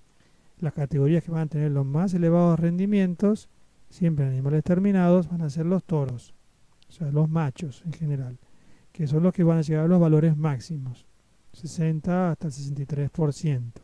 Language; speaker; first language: Spanish; native; Spanish